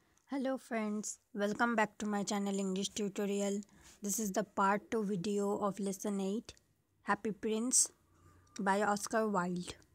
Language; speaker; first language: English; non-native, local second language; Bangla